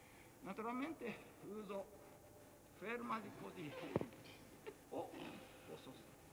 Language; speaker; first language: Italian; non-native, learner; Japanese